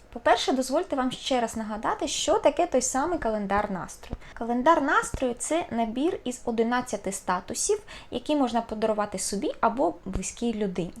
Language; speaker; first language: Ukrainian; non-native, local second language; Russian